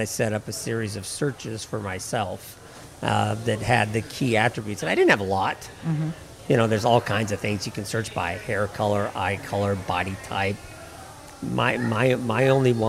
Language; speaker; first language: English; native; English